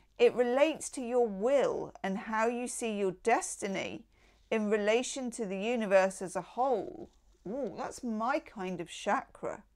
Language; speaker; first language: English; native; English